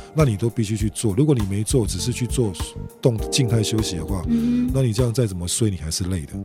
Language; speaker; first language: Chinese; native; Chinese